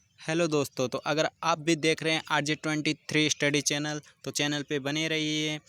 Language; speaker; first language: Hindi; native; Hindi